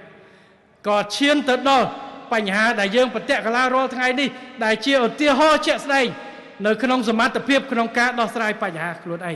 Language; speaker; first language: Khmer; native; Khmer